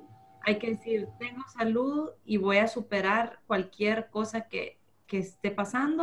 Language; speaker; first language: Spanish; early bilingual, heritage; Spanish